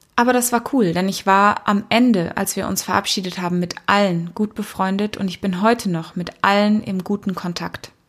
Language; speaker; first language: German; early bilingual, heritage; German